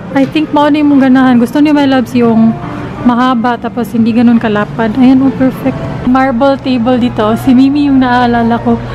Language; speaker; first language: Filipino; non-native, local second language; Cebuano